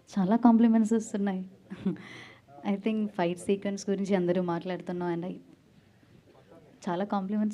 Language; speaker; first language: Telugu; non-native, learner; Malayalam